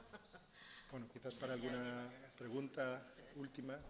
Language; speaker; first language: Spanish; native; Spanish